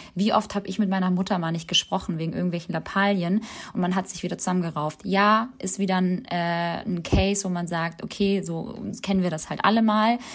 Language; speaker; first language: German; early bilingual, other home language; Albanian